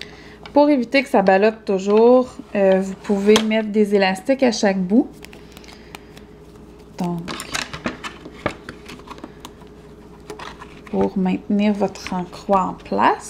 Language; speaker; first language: French; native; French